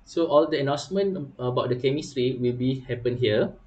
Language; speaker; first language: English; non-native, local second language; Malay